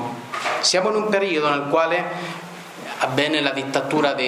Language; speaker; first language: Italian; non-native, fluent; Spanish